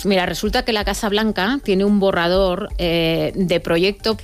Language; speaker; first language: Spanish; native; Spanish